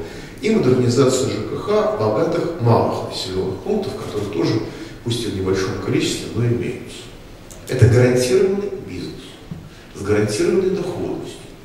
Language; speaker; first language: Russian; native; Russian